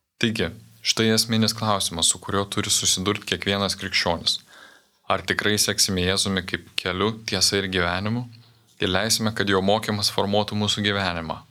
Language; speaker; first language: Lithuanian; native; Lithuanian